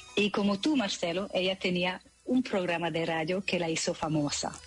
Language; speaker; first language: Spanish; non-native, fluent; French